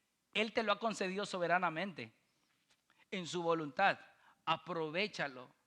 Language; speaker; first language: Spanish; native; Spanish